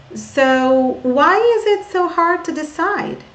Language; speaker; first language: English; non-native, fluent; Portuguese